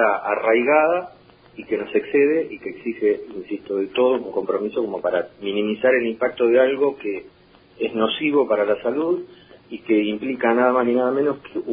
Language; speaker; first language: Spanish; native; Spanish